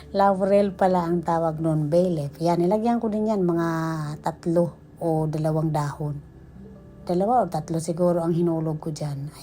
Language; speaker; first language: Filipino; non-native, local second language; Cebuano